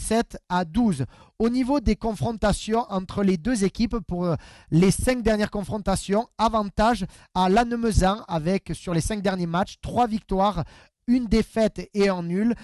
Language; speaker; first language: French; native; French